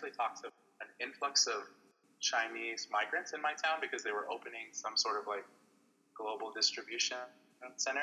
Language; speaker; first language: English; native; English